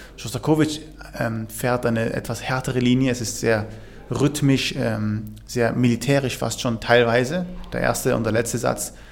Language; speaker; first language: German; native; German